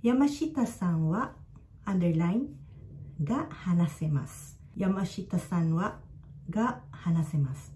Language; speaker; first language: Japanese; non-native, fluent; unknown